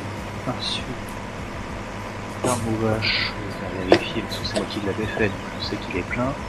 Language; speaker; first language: French; native; French